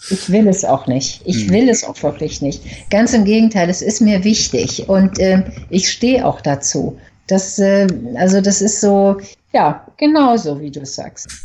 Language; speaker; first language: German; native; German